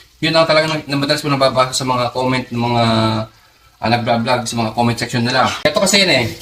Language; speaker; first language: Filipino; native; Filipino